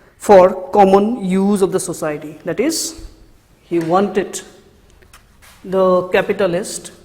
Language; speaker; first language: English; non-native, local second language; Assamese